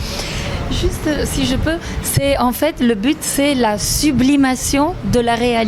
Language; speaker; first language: French; non-native, fluent; Italian